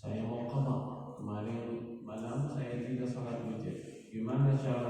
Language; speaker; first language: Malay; non-native, learner; Arabic